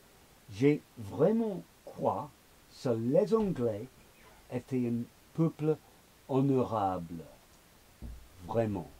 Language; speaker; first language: French; non-native, learner; English